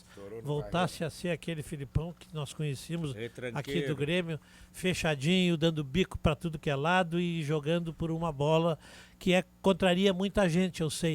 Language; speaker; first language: Portuguese; native; Portuguese